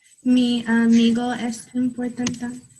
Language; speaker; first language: Spanish; non-native, learner; English